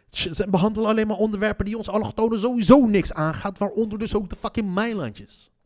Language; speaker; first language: Dutch; early bilingual, other home language; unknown